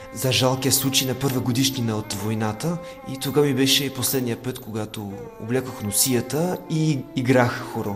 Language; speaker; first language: Bulgarian; non-native, fluent; French